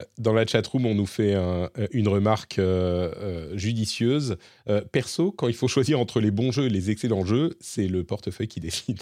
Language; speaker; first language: French; native; French